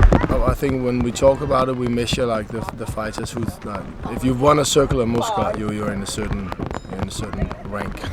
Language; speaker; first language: English; non-native, fluent; Danish